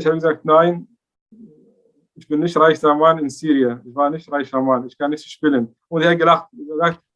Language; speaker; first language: German; non-native, learner; Arabic